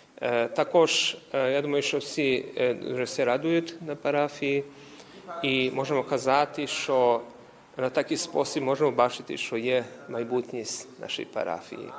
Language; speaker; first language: Ukrainian; early bilingual, heritage; Ukrainian